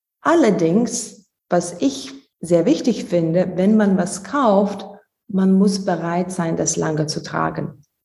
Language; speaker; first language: German; non-native, fluent; Lithuanian